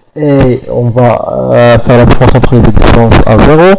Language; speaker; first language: French; non-native, local second language; Arabic